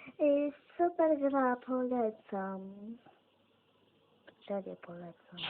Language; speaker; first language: Polish; native; Polish